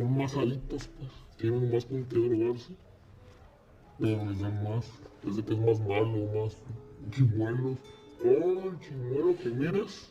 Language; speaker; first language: Spanish; native; Spanish